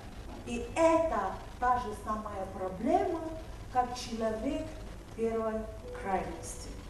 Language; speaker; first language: Russian; non-native, fluent; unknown